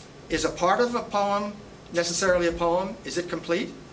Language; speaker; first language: English; native; English